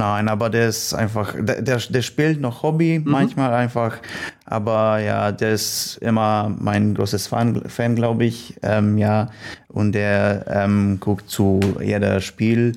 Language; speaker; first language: German; non-native, learner; Polish